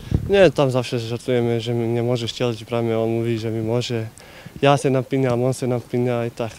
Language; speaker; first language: Polish; non-native, learner; Bosnian